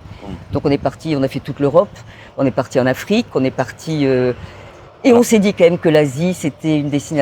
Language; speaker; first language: French; native; French